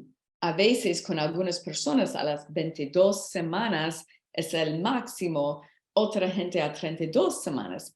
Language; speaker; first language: Spanish; non-native, learner; English